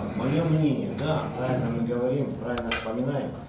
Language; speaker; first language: Russian; non-native, local second language; Kazakh